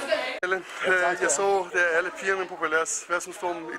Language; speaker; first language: Danish; non-native, learner; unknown